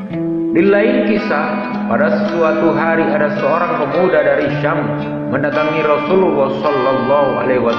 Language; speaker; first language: Indonesian; native; Indonesian